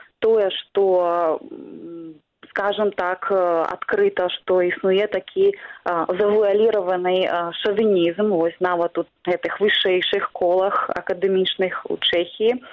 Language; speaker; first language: Belarusian; non-native, local second language; Russian